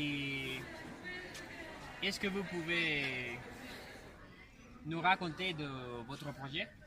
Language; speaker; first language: French; non-native, learner; Spanish